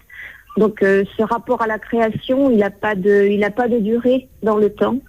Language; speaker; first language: French; native; French